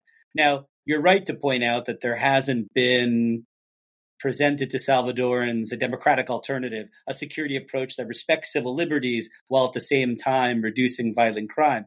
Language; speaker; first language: English; native; English